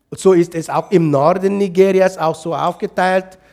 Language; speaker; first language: German; non-native, fluent; Igbo